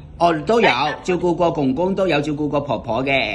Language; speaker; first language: Cantonese; native; Cantonese